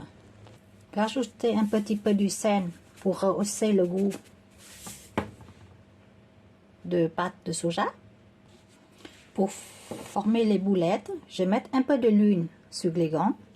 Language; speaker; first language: French; non-native, learner; Vietnamese